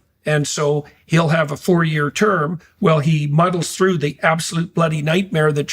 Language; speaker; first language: English; native; English